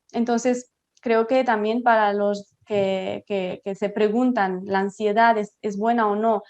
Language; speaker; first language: Spanish; non-native, fluent; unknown